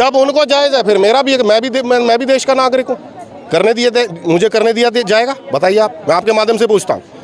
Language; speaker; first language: Hindi; native; Hindi